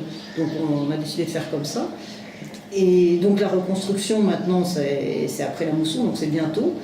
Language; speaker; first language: French; native; French